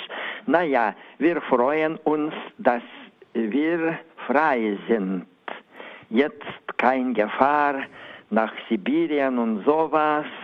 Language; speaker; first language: German; non-native, learner; Lithuanian